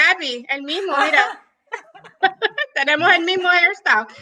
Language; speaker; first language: Spanish; early bilingual, heritage; Spanish